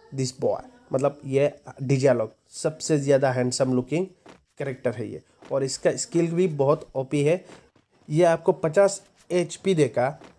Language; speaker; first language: Hindi; native; Hindi